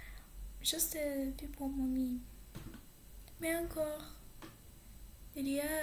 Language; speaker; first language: French; non-native, learner; English